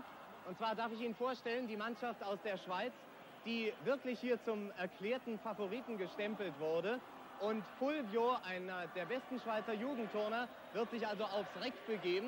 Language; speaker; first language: German; native; German